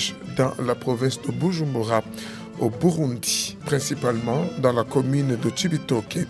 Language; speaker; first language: French; non-native, local second language; Rundi